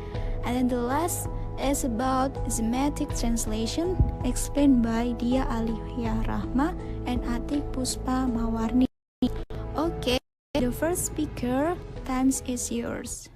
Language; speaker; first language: English; non-native, learner; Indonesian